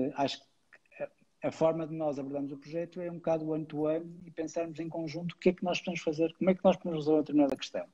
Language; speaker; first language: Portuguese; native; Portuguese